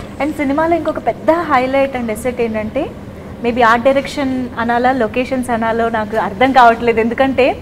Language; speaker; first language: Telugu; native; Telugu